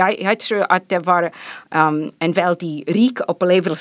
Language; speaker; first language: Norwegian; non-native, fluent; English